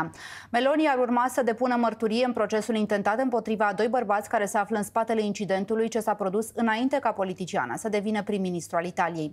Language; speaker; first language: Romanian; native; Romanian